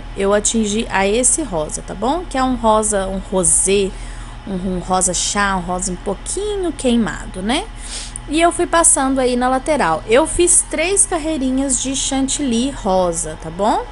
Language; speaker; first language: Portuguese; native; Portuguese